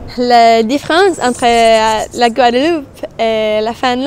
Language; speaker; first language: French; non-native, learner; Finnish